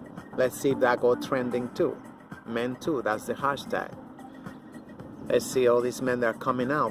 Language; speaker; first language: English; non-native, fluent; Spanish